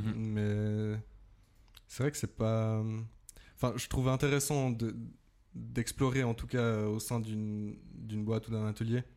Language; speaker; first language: French; native; French